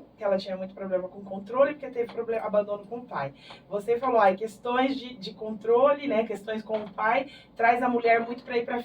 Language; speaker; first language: Portuguese; native; Portuguese